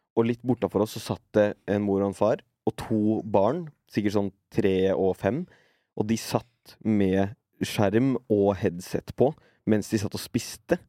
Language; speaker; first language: Norwegian; native; Norwegian